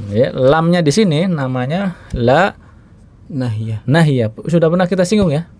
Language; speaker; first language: Indonesian; native; Indonesian